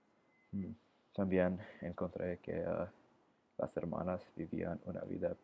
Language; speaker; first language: Spanish; non-native, learner; English